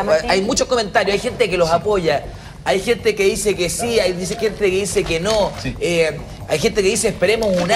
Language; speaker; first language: Spanish; native; Spanish